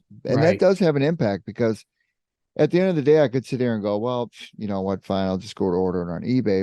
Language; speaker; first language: English; native; English